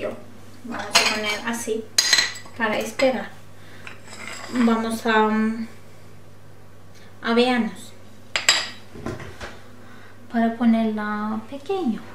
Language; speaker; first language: Spanish; non-native, learner; Turkish